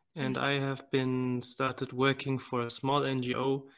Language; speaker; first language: English; non-native, fluent; German